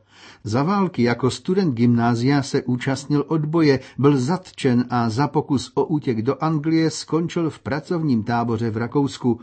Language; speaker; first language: Czech; native; Czech